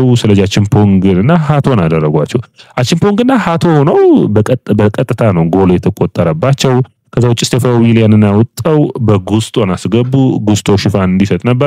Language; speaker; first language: Amharic; native; Amharic